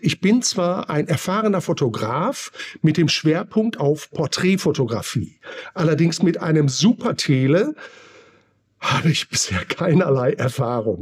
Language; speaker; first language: German; native; German